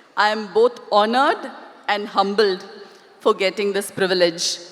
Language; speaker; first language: English; non-native, local second language; Tamil